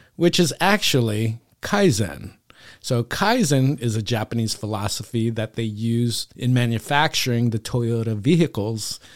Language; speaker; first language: English; native; English